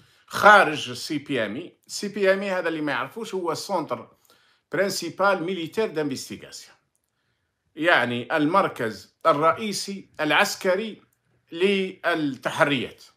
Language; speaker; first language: Arabic; native; Arabic